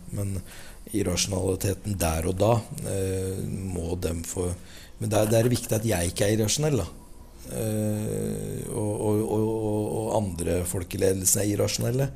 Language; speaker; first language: Norwegian; native; Norwegian